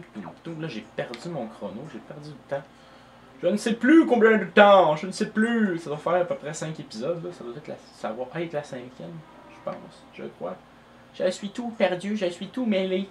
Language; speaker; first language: French; native; French